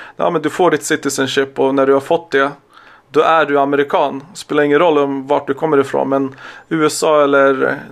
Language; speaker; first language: Swedish; early bilingual, other home language; Serbian